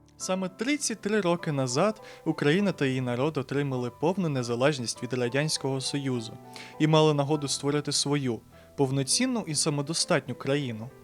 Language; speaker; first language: Ukrainian; native; Ukrainian